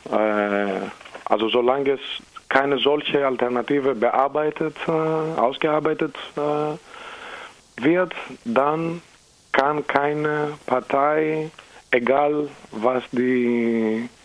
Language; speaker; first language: German; non-native, fluent; Greek